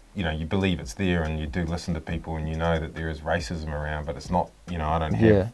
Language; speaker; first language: English; native; English